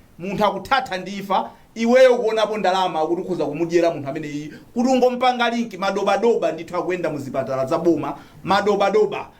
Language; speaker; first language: Nyanja; native; Nyanja